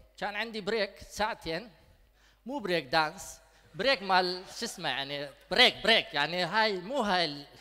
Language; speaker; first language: Arabic; non-native, local second language; Kurdish